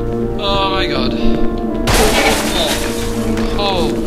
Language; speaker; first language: English; native; English